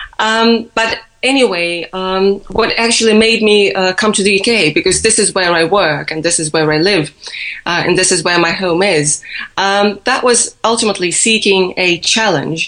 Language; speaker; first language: English; non-native, fluent; Russian